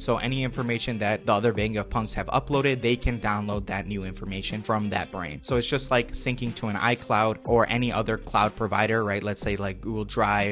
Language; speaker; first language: English; native; English